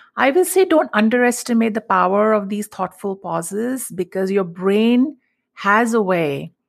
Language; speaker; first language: English; non-native, local second language; Hindi